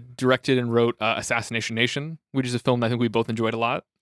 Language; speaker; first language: English; native; English